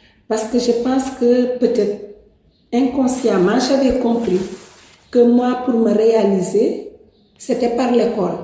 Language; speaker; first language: French; non-native, local second language; Wolof